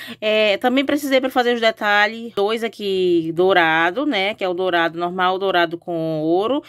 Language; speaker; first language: Portuguese; native; Portuguese